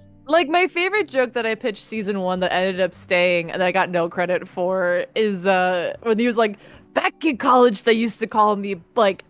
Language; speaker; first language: English; native; English